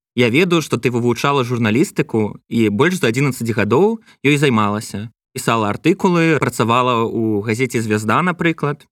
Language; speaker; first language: Belarusian; non-native, local second language; Russian